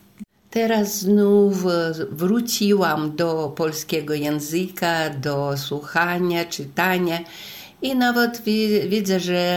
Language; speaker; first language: Polish; non-native, learner; Russian